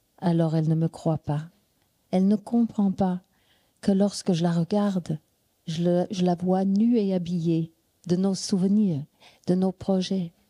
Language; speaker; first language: French; non-native, fluent; English